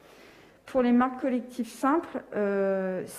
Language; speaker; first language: French; native; French